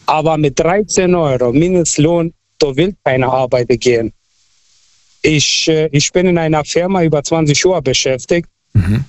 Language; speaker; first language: German; non-native, fluent; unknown